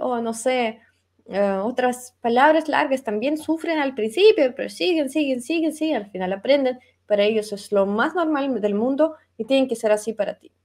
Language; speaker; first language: Spanish; non-native, fluent; Russian